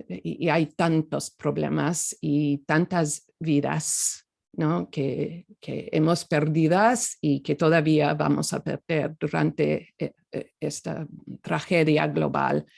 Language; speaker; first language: Spanish; non-native, fluent; English